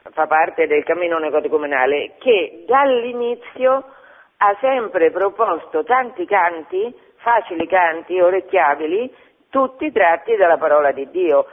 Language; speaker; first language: Italian; native; Italian